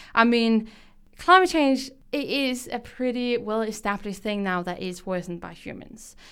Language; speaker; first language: English; non-native, fluent; Danish